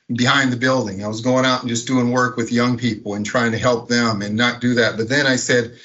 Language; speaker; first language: English; native; English